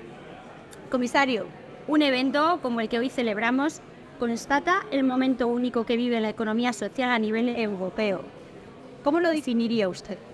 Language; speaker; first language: Spanish; native; Spanish